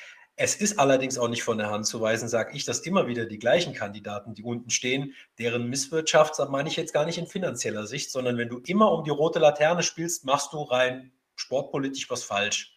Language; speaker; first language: German; native; German